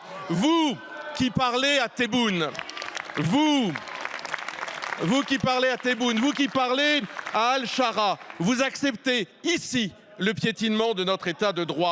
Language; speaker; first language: French; native; French